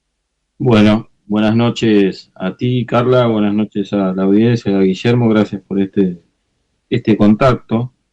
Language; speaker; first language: Spanish; native; Spanish